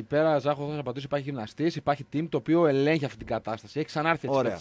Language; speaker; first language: Greek; native; Greek